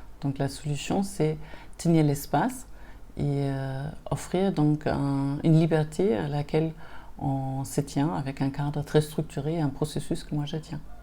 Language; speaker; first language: French; non-native, fluent; German